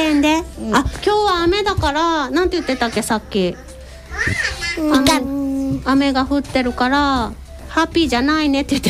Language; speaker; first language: Japanese; native; Japanese